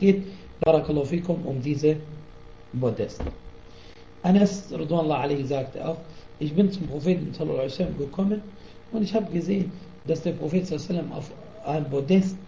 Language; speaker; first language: German; non-native, fluent; Arabic